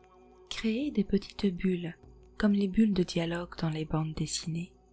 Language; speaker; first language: French; native; French